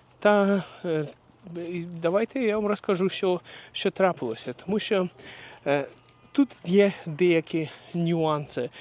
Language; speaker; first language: Ukrainian; non-native, local second language; Russian